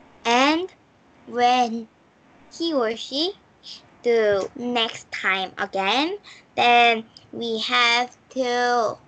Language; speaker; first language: English; non-native, learner; Korean